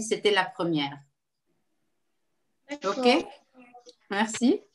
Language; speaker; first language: French; non-native, local second language; Arabic